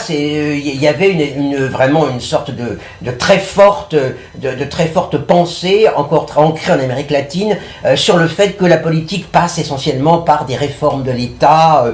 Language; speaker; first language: French; native; French